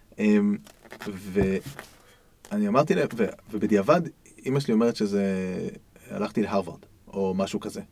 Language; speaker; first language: Hebrew; native; Hebrew